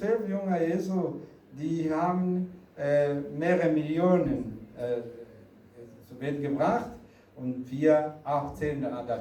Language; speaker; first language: German; non-native, fluent; Rundi